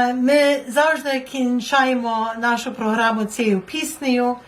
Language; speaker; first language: Ukrainian; early bilingual, heritage; Ukrainian